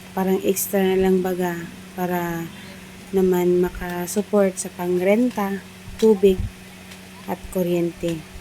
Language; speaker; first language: Filipino; non-native, local second language; Iloko